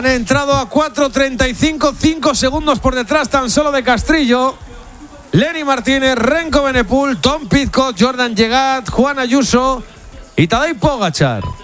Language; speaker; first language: Spanish; native; Spanish